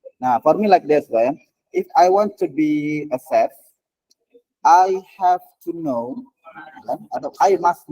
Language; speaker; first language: English; non-native, fluent; Indonesian